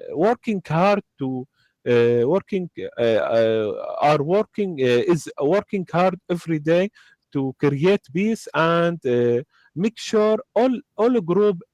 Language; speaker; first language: English; non-native, learner; Arabic